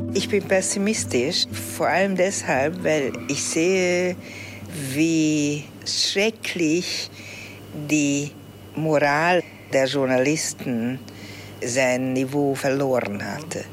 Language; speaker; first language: German; early bilingual, heritage; Hungarian